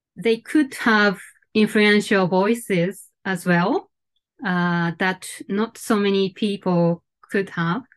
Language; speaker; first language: English; non-native, fluent; Japanese